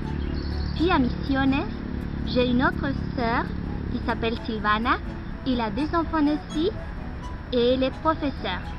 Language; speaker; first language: French; non-native, fluent; Spanish